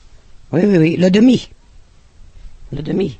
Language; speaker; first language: French; non-native, local second language; Dutch